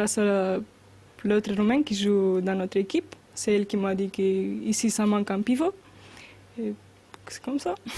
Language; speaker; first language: French; non-native, learner; Romanian